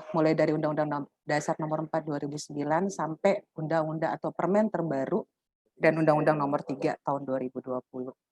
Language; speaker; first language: Indonesian; native; Indonesian